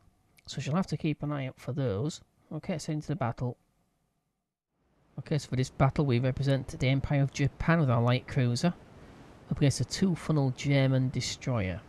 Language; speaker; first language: English; native; English